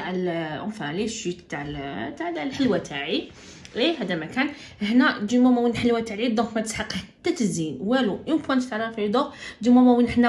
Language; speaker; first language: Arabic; native; Arabic